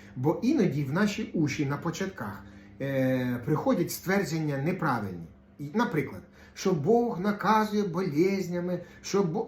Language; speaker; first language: Ukrainian; non-native, local second language; Russian